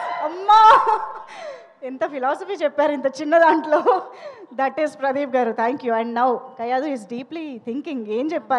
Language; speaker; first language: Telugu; native; Telugu